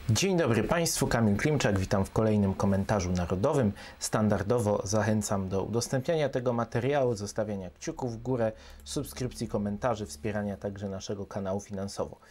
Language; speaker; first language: Polish; native; Polish